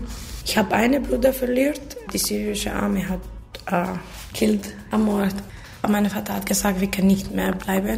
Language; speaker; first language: German; non-native, learner; Arabic